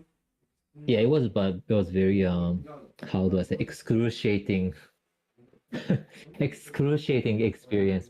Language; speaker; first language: English; non-native, fluent; Japanese